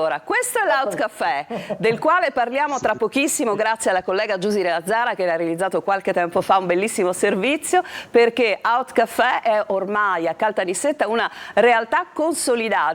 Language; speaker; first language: Italian; native; Italian